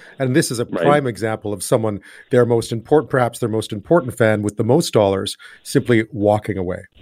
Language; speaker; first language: English; native; English